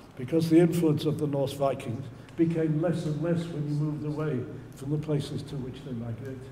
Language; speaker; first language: English; native; English